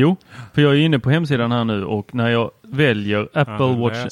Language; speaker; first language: Swedish; native; Swedish